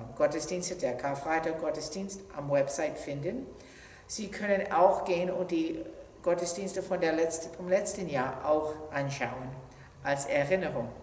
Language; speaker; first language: German; non-native, fluent; English